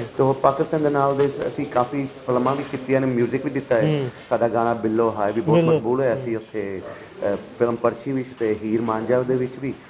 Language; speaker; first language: Punjabi; early bilingual, heritage; Punjabi